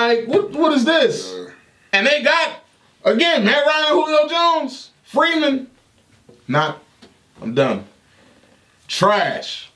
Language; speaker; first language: English; native; English